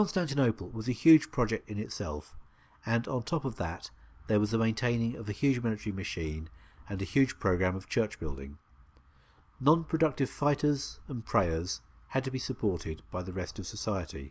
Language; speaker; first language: English; native; English